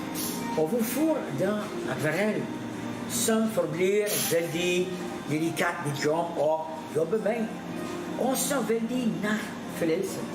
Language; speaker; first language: Swedish; non-native, learner; French